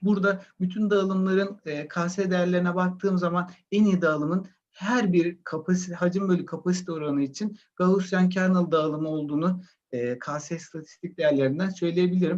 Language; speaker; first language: Turkish; native; Turkish